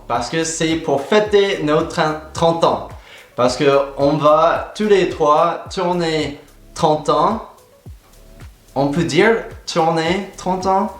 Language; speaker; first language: French; non-native, fluent; English